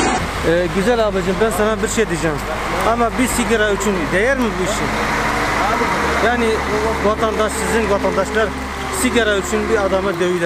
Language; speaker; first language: Turkish; non-native, fluent; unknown